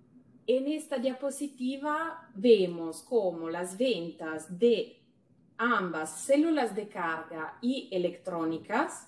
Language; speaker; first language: Spanish; non-native, fluent; Italian